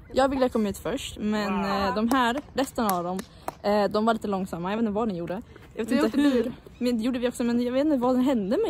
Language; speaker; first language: Swedish; native; Swedish